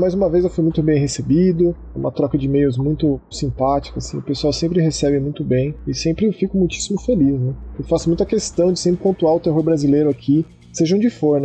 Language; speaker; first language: Portuguese; native; Portuguese